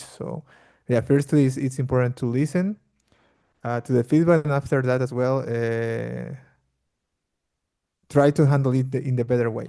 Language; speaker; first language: English; non-native, fluent; Portuguese